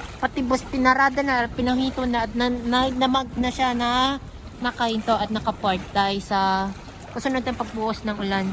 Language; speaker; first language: Filipino; native; Filipino